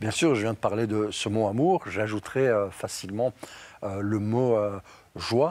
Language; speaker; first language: French; native; French